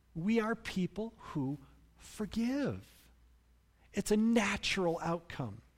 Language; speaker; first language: English; native; English